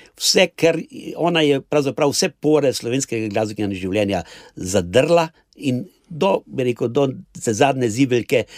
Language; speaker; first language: Slovenian; native; Slovenian